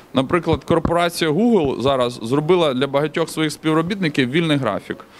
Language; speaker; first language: Ukrainian; native; Ukrainian